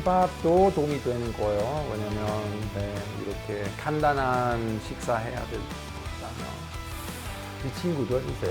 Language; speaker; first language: Korean; non-native, learner; Italian